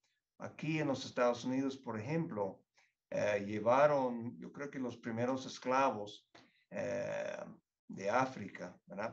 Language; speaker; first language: Spanish; non-native, fluent; English